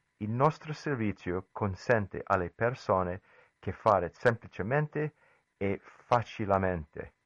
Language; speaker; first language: Italian; non-native, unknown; English